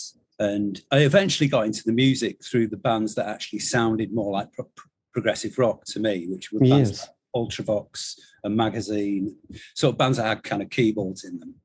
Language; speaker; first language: English; native; English